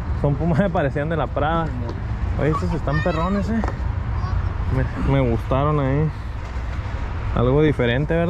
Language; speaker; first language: Spanish; early bilingual, heritage; Spanish